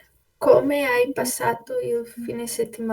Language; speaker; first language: Italian; non-native, learner; Portuguese